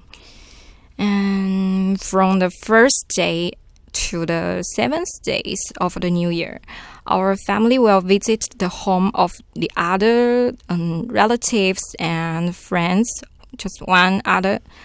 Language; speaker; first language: English; non-native, learner; Chinese